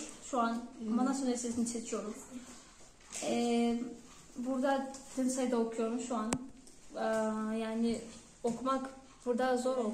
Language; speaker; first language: Turkish; non-native, learner; Kyrgyz